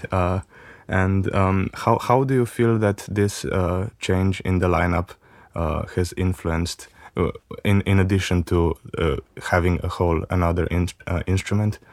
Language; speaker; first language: English; non-native, fluent; Macedonian